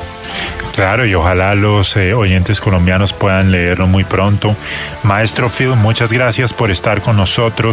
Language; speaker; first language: Spanish; native; Spanish